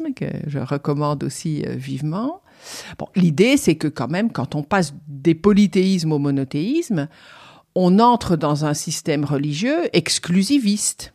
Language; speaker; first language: French; native; French